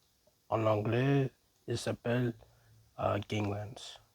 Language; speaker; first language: French; non-native, learner; English